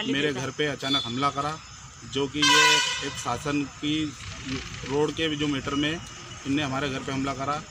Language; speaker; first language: Hindi; native; Hindi